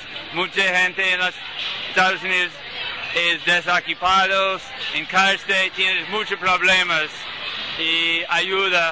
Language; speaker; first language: Spanish; non-native, learner; English